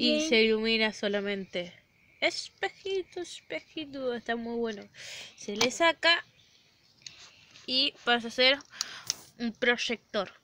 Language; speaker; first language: Spanish; native; Spanish